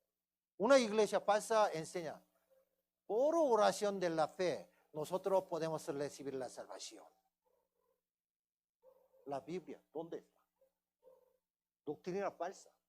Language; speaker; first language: Spanish; non-native, fluent; Korean